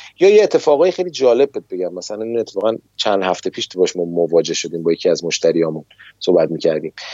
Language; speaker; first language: Persian; native; Persian